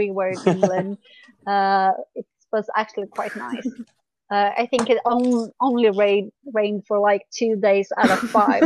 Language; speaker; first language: English; non-native, fluent; Swedish